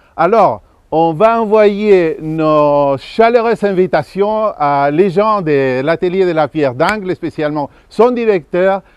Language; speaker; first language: French; non-native, learner; Spanish